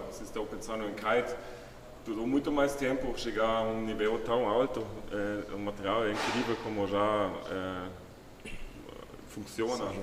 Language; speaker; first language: Portuguese; non-native, fluent; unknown